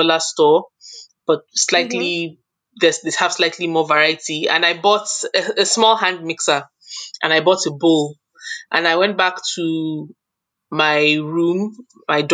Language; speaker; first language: English; non-native, local second language; Yoruba